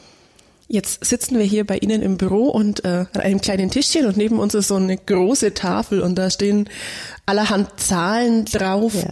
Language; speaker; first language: German; native; German